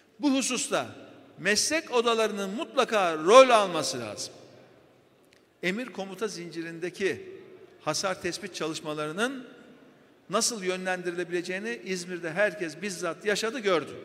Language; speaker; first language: Turkish; native; Turkish